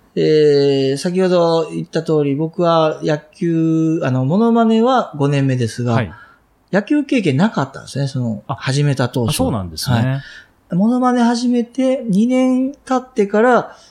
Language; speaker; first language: Japanese; native; Japanese